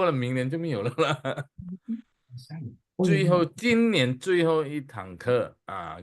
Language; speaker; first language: Chinese; non-native, fluent; Indonesian